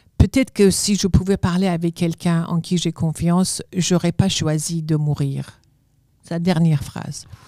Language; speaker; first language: French; non-native, fluent; Persian